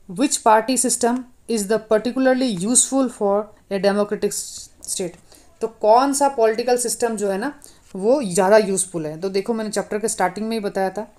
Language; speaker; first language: Hindi; non-native, local second language; Nepali